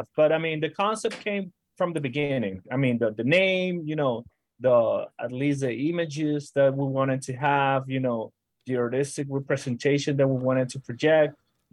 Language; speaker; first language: English; non-native, fluent; Spanish